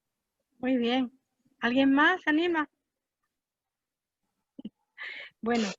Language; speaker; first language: Spanish; native; Spanish